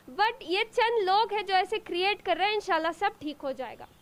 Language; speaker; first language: Hindi; non-native, local second language; Urdu